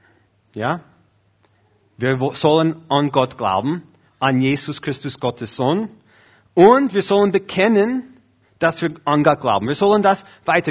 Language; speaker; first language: German; non-native, fluent; English